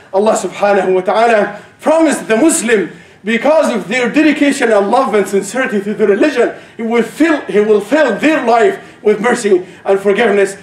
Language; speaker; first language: English; non-native, fluent; Arabic